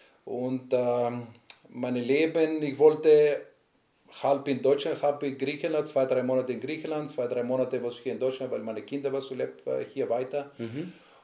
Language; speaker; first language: German; non-native, learner; Greek